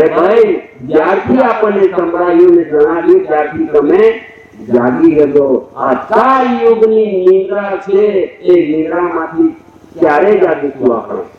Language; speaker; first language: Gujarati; non-native, local second language; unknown